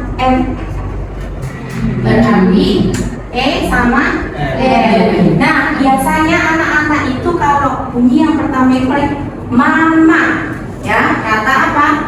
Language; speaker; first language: Indonesian; native; Indonesian